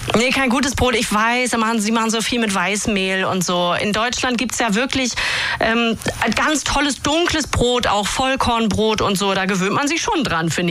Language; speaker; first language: German; native; German